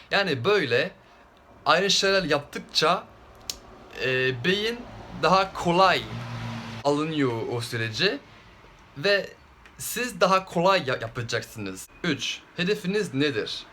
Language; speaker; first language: Turkish; non-native, fluent; French